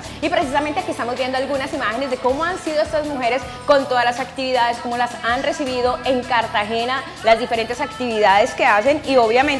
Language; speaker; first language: Spanish; native; Spanish